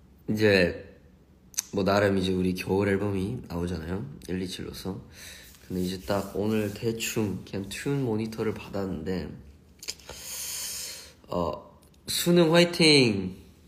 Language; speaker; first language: Korean; early bilingual, other home language; English